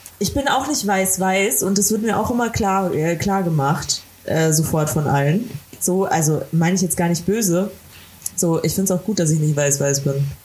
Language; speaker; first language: German; native; German